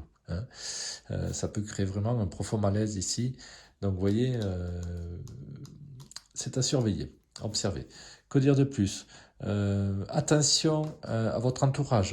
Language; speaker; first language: French; native; French